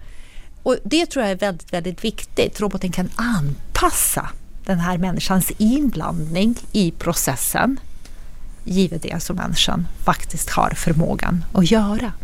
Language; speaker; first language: Swedish; non-native, fluent; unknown